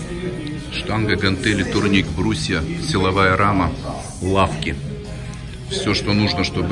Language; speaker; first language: Russian; native; Russian